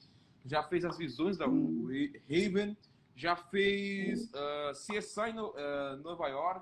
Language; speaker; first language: Portuguese; native; Portuguese